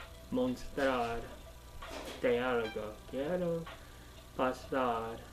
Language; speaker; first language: Spanish; non-native, learner; English